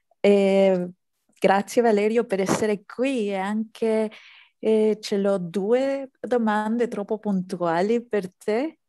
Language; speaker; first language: Italian; non-native, fluent; Spanish